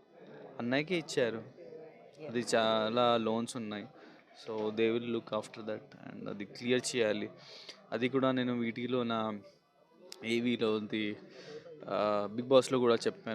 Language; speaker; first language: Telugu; non-native, local second language; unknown